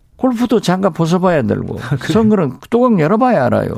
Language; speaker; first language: Korean; native; Korean